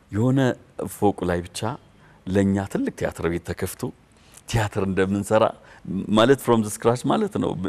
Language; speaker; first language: Amharic; native; Amharic